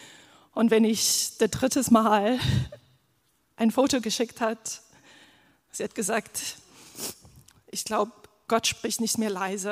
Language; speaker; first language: German; non-native, fluent; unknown